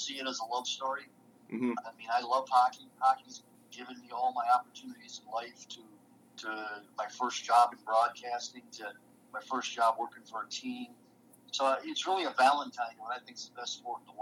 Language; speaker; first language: English; native; English